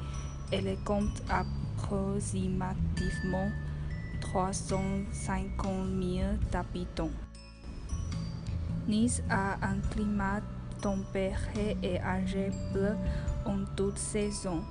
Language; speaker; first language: French; non-native, learner; Chinese